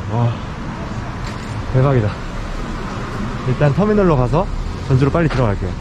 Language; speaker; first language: Korean; native; Korean